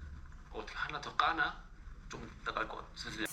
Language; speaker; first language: Korean; native; Korean